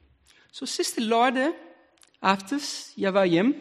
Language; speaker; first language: Danish; non-native, learner; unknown